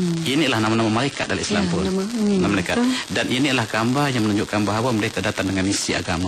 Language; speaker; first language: Malay; native; Malay